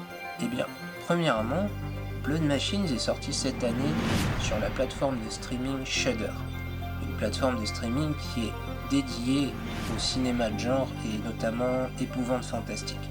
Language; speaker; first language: French; native; French